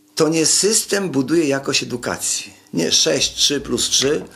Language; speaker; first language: Polish; native; Polish